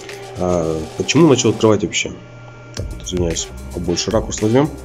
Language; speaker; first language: Russian; native; Russian